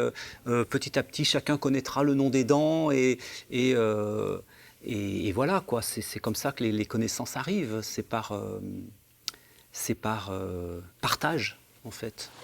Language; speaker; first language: French; native; French